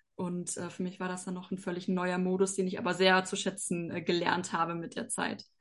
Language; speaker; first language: German; native; German